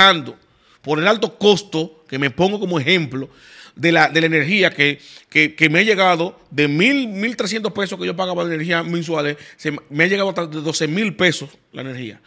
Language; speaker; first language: Spanish; native; Spanish